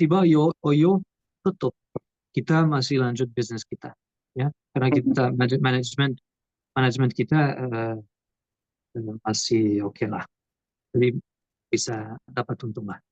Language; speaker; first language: Indonesian; non-native, learner; Portuguese